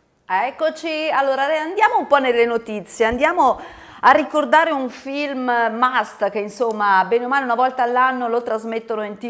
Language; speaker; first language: Italian; native; Italian